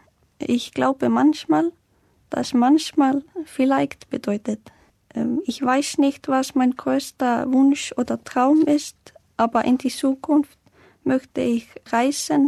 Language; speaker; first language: German; non-native, learner; Icelandic